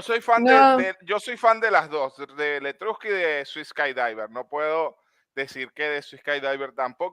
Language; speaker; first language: Spanish; native; Spanish